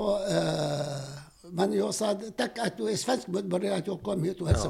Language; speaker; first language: Swedish; non-native, fluent; Arabic